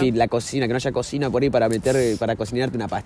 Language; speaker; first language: Spanish; native; Spanish